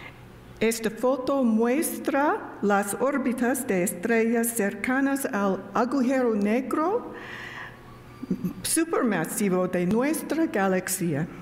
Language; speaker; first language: Spanish; non-native, learner; English